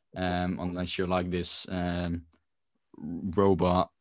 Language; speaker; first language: English; non-native, fluent; Dutch